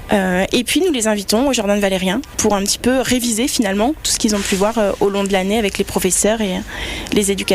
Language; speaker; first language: French; native; French